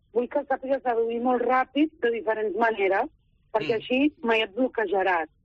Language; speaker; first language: Catalan; native; Catalan